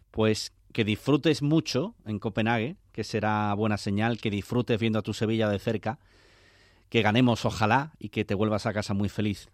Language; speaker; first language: Spanish; native; Spanish